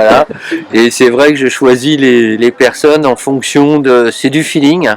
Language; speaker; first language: French; native; French